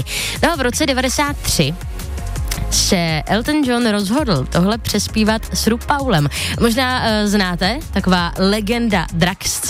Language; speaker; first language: Czech; native; Czech